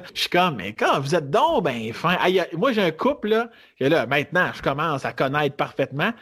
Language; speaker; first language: French; native; French